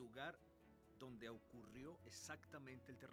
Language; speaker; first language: Portuguese; non-native, learner; Spanish